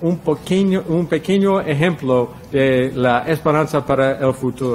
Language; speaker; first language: Spanish; non-native, fluent; English